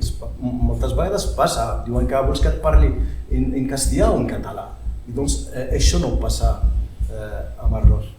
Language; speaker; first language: Catalan; non-native, fluent; Berber languages